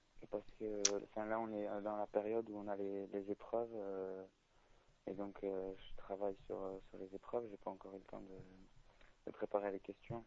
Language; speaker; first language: French; native; French